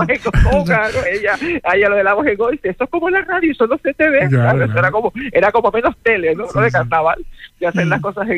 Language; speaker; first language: Spanish; native; Spanish